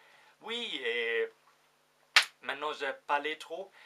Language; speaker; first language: French; non-native, fluent; German